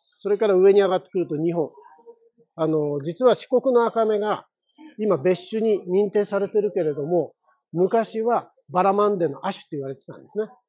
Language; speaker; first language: Japanese; native; Japanese